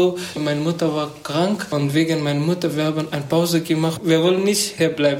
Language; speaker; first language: German; non-native, learner; Persian